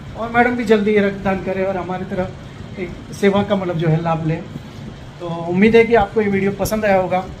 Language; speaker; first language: Hindi; non-native, local second language; Gujarati